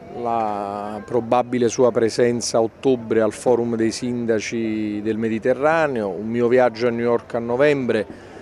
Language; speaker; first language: Italian; native; Italian